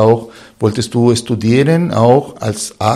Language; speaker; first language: German; non-native, fluent; Spanish